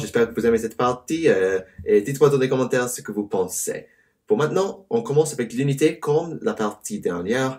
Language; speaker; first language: French; non-native, learner; English